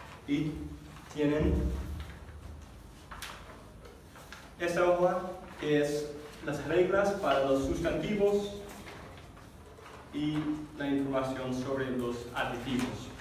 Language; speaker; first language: Spanish; non-native, fluent; English